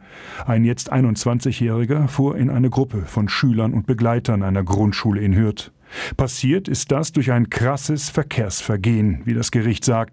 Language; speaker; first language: German; native; German